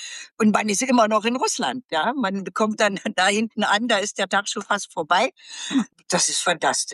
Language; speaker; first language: German; native; German